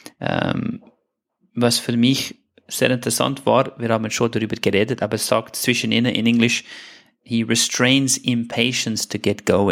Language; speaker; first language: German; non-native, fluent; English